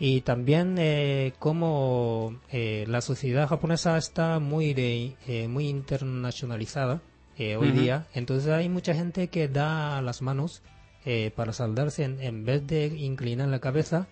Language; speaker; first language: Spanish; non-native, fluent; Japanese